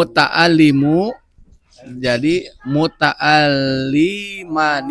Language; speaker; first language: Arabic; non-native, learner; Indonesian